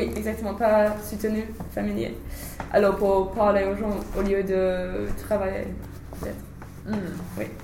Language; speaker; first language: French; non-native, learner; English